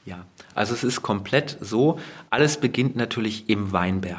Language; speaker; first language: German; native; German